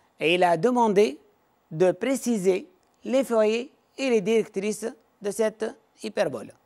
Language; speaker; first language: French; non-native, local second language; Arabic